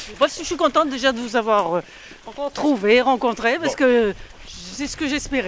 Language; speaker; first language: French; native; French